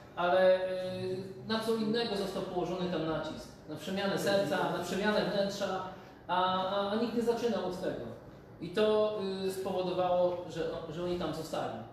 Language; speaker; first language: Polish; native; Polish